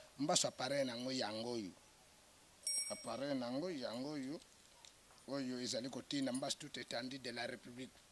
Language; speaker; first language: Lingala; non-native, local second language; Kongo